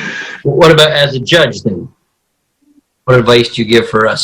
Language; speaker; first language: English; native; English